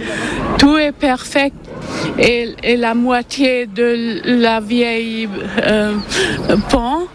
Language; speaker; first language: French; non-native, learner; German